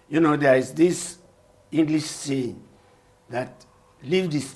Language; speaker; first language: English; non-native, local second language; Yoruba